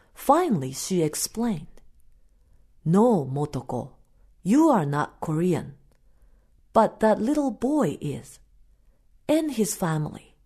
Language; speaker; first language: English; non-native, fluent; Japanese